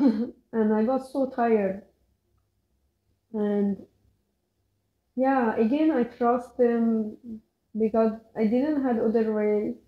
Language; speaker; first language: English; non-native, learner; Persian